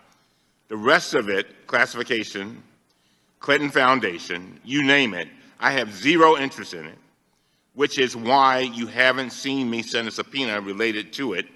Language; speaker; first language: English; native; English